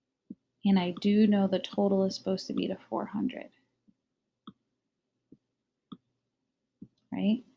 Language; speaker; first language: English; native; English